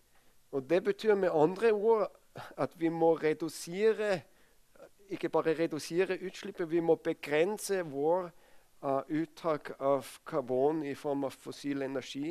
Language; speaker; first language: Norwegian; non-native, fluent; German